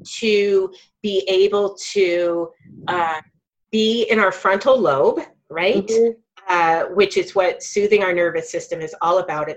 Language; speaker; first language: English; native; English